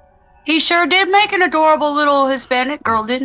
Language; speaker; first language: English; native; English